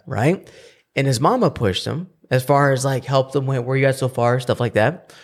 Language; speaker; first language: English; early bilingual, other home language; Spanish